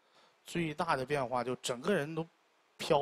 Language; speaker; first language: Chinese; native; Chinese